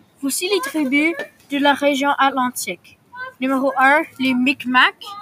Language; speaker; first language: French; non-native, local second language; English